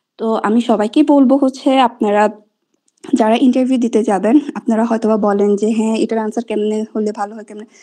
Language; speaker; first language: Bangla; non-native, local second language; Marma